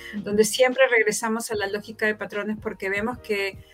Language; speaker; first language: Spanish; native; Spanish